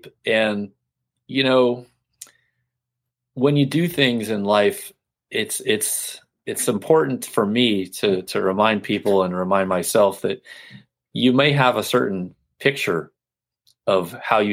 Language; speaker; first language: English; native; English